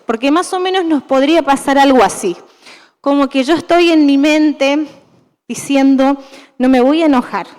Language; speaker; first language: Spanish; native; Spanish